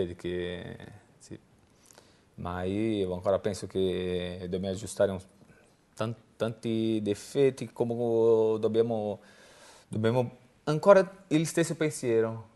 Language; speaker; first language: Italian; non-native, learner; Portuguese